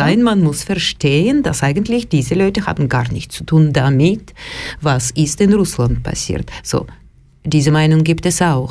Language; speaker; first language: German; non-native, fluent; Russian